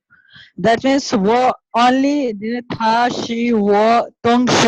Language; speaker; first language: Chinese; non-native, learner; English